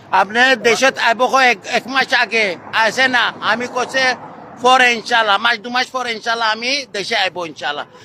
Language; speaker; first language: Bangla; non-native, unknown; Arabic